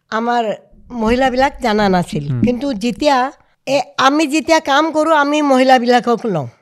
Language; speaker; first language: Assamese; non-native, local second language; Hindi